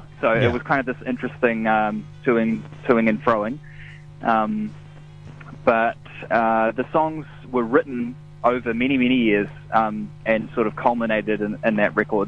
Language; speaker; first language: English; native; English